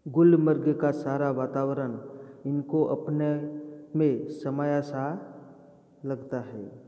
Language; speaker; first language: Hindi; non-native, local second language; Gujarati